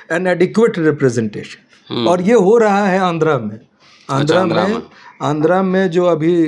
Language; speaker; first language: Hindi; native; Hindi